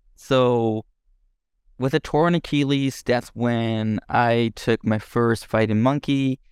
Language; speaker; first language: English; non-native, fluent; Japanese